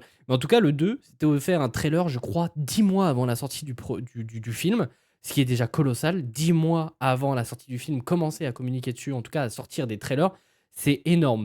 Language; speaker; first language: French; native; French